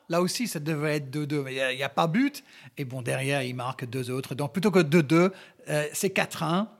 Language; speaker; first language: French; non-native, fluent; English